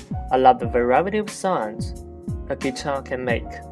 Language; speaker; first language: English; non-native, fluent; Chinese